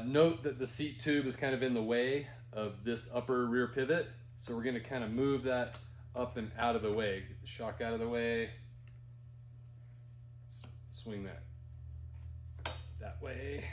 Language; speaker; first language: English; native; English